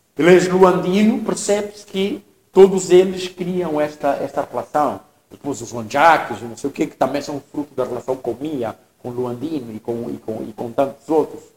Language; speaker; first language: Portuguese; non-native, local second language; Tsonga